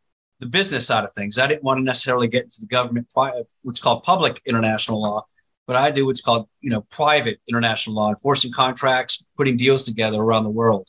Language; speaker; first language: English; native; English